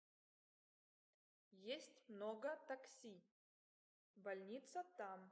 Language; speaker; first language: Russian; non-native, learner; English